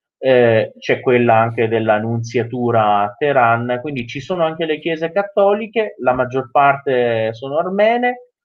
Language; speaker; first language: Italian; non-native, fluent; Persian